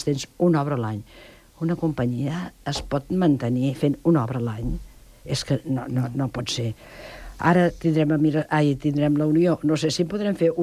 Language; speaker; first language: Catalan; native; Catalan